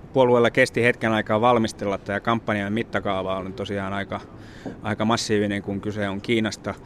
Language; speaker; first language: Finnish; native; Finnish